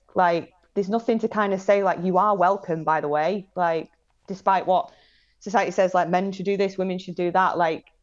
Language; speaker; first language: English; native; English